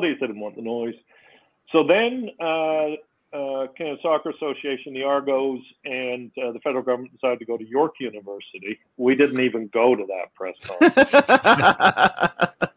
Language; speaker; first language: English; native; English